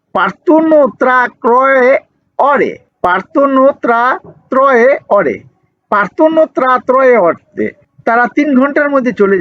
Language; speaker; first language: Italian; non-native, learner; Bangla